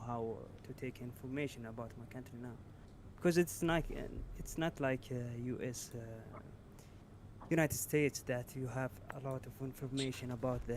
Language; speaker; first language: English; non-native, learner; Arabic